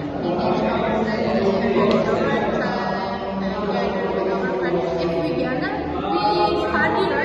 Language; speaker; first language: English; non-native, learner; Indonesian